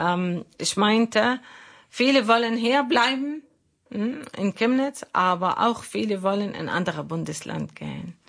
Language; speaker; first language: German; non-native, learner; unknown